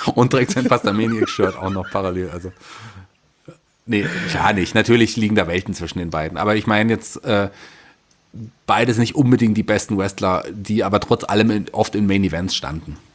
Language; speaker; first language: German; native; German